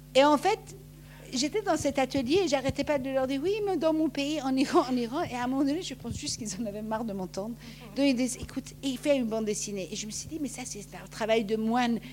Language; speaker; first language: French; non-native, fluent; Persian